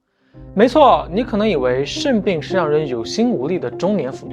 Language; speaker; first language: Chinese; native; Chinese